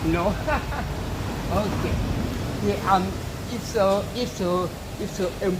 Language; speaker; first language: English; non-native, learner; Thai